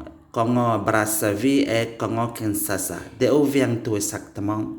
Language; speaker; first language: French; non-native, learner; Indonesian